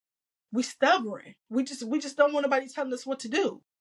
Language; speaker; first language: English; native; English